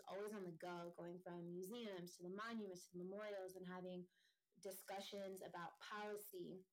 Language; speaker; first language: English; native; English